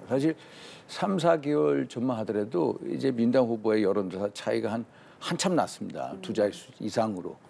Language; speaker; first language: Korean; native; Korean